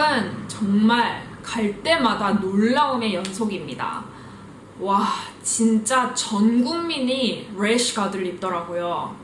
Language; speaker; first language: Korean; early bilingual, heritage; Korean